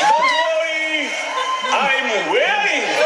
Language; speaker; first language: English; non-native, learner; Japanese